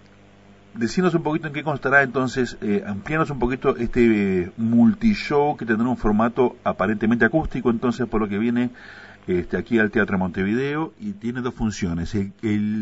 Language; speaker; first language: Spanish; native; Spanish